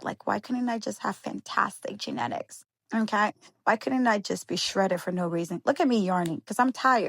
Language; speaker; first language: English; native; English